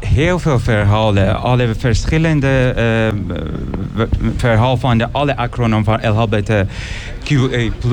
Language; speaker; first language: Dutch; non-native, learner; Persian